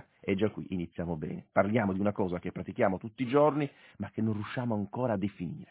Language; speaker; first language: Italian; native; Italian